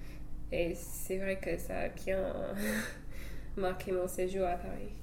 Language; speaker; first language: French; non-native, fluent; English